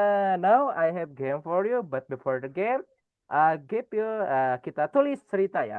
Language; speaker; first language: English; non-native, fluent; Indonesian